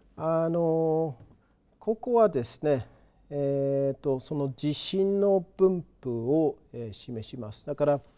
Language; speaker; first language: Japanese; non-native, fluent; English